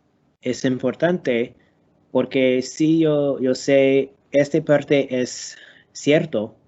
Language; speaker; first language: Spanish; non-native, learner; English